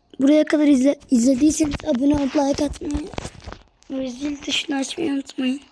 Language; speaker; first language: Turkish; native; Turkish